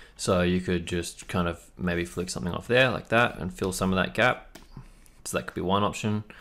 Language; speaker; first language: English; native; English